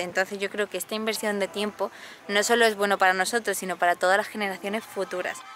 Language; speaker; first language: Spanish; native; Spanish